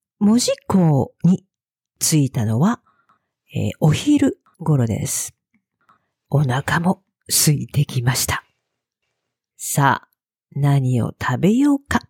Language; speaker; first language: Japanese; native; Japanese